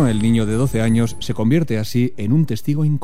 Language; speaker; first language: Spanish; native; Spanish